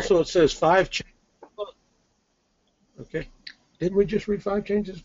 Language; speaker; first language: English; native; English